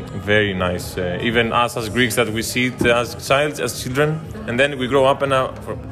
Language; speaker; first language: English; non-native, fluent; Greek